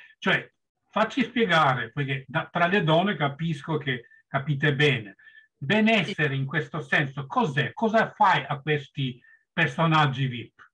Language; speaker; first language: Italian; non-native, fluent; Albanian